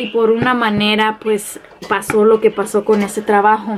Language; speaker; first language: Spanish; early bilingual, heritage; Spanish